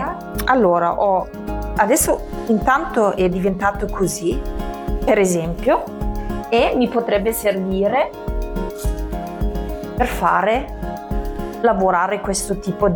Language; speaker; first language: Italian; non-native, fluent; German